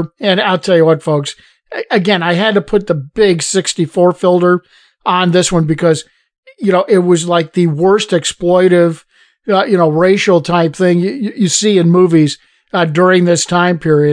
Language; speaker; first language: English; native; English